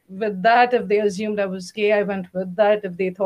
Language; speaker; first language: English; non-native, local second language; Hindi